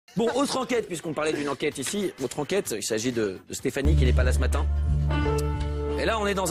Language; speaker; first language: French; native; French